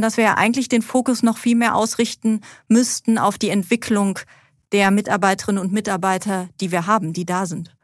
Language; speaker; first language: German; native; German